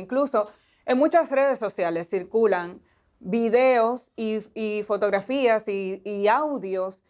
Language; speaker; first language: Spanish; native; Spanish